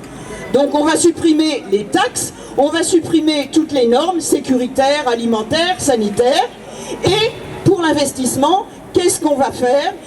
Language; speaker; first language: French; native; French